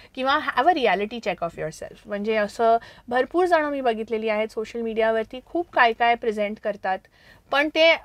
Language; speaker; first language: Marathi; early bilingual, heritage; Marathi